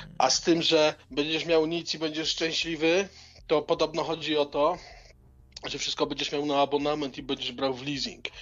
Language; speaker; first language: Polish; native; Polish